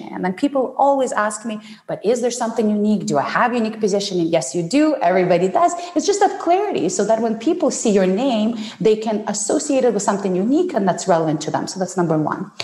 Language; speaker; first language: English; non-native, fluent; Ukrainian